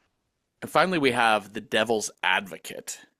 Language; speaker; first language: English; native; English